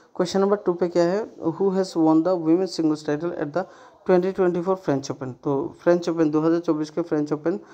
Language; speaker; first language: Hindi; non-native, local second language; Bangla